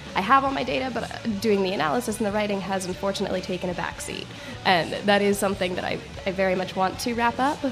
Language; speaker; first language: English; native; English